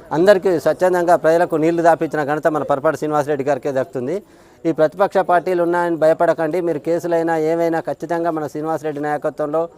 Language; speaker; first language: Telugu; native; Telugu